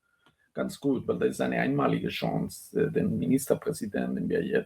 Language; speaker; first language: German; non-native, fluent; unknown